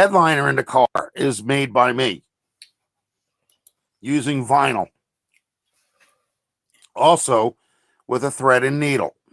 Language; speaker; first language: English; native; English